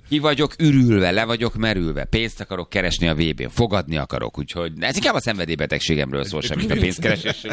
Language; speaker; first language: Hungarian; native; Hungarian